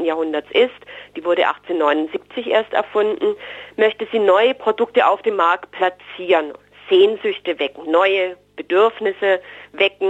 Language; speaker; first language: German; native; German